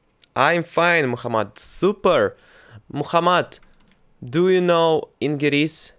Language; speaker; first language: English; non-native, fluent; Russian